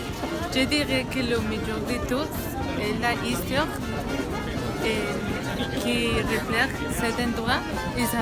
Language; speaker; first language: French; non-native, learner; Spanish